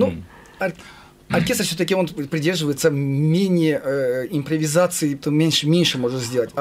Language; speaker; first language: Russian; non-native, fluent; Azerbaijani